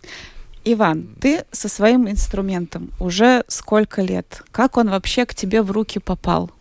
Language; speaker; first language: Russian; native; Russian